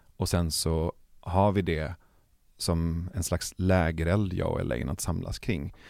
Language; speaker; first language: Swedish; early bilingual, other home language; Persian